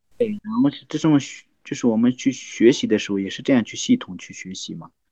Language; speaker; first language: Chinese; non-native, local second language; Tibetan